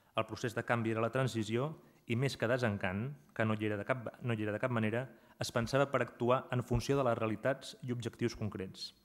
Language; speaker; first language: Catalan; native; Catalan